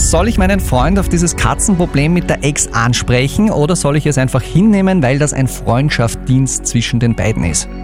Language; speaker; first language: German; native; German